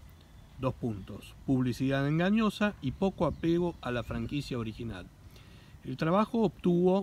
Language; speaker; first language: Spanish; native; Spanish